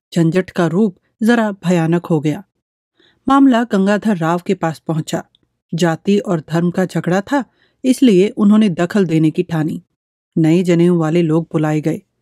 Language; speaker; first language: Hindi; native; Hindi